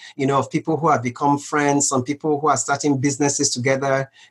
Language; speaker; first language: English; non-native, local second language; Yoruba